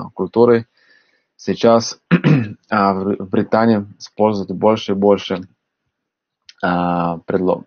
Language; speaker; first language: Russian; non-native, fluent; Portuguese